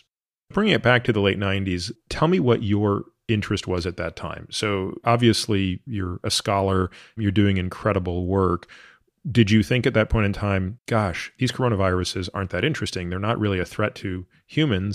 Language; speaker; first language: English; native; English